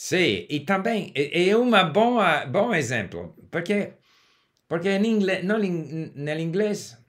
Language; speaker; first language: Portuguese; non-native, learner; English